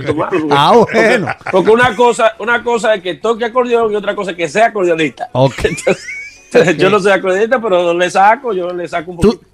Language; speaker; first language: Spanish; native; Spanish